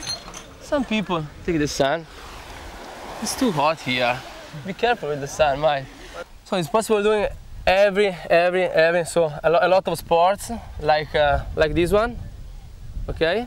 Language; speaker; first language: English; non-native, learner; Italian